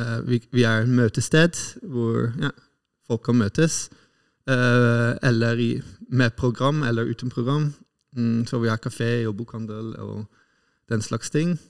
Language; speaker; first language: Norwegian; non-native, fluent; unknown